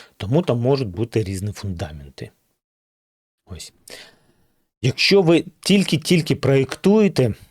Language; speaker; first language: Ukrainian; non-native, local second language; Russian